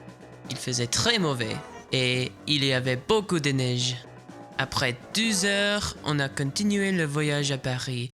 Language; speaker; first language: French; non-native, learner; English